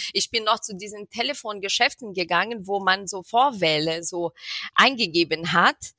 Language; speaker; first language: German; non-native, fluent; Portuguese